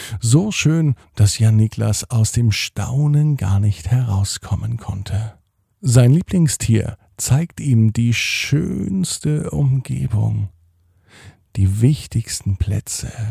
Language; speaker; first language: German; native; German